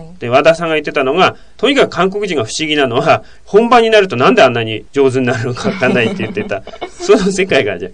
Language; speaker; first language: Japanese; native; Japanese